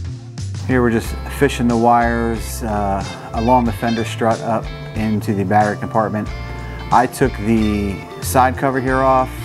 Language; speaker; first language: English; native; English